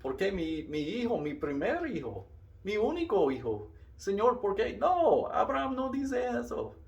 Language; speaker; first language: Spanish; non-native, learner; English